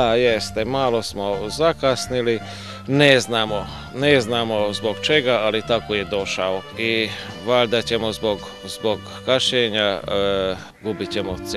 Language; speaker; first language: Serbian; non-native, local second language; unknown